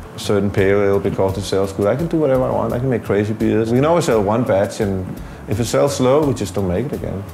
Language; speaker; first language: English; non-native, fluent; Danish